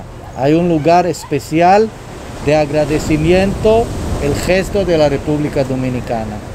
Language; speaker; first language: Spanish; non-native, fluent; Hebrew